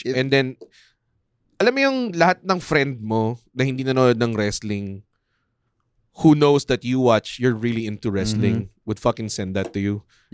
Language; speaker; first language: English; non-native, local second language; Filipino